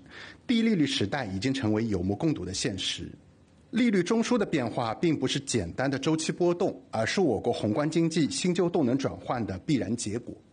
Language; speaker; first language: Chinese; native; Chinese